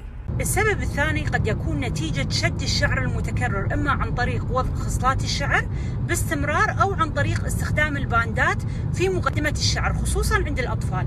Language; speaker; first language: Arabic; native; Arabic